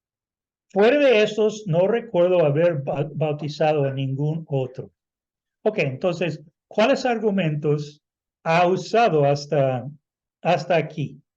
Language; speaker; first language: Spanish; non-native, fluent; English